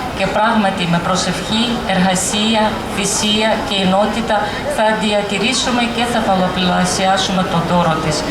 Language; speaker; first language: Greek; non-native, fluent; Ukrainian